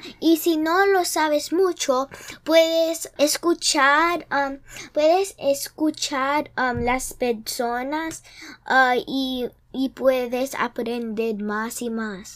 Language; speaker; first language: Spanish; early bilingual, heritage; English